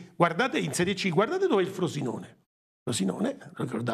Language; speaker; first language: Italian; native; Italian